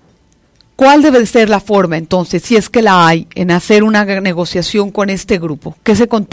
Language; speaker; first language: Spanish; native; Spanish